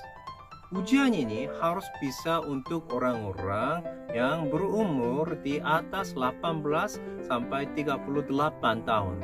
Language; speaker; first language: Indonesian; non-native, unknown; Korean